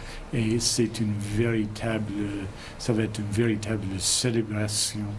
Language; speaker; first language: French; non-native, fluent; English